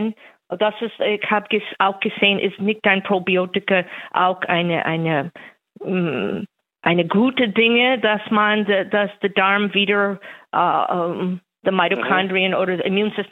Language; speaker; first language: German; non-native, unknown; English